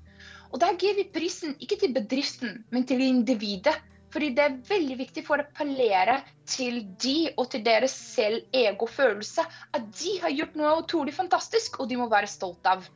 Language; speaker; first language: Norwegian; non-native, fluent; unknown